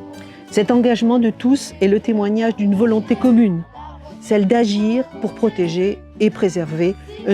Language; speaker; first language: French; native; French